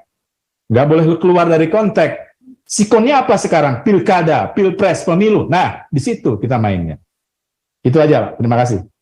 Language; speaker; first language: Indonesian; native; Indonesian